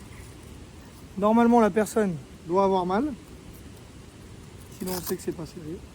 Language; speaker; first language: French; native; French